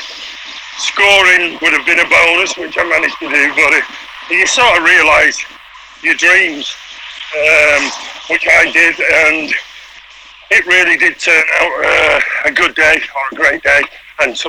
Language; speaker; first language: English; native; English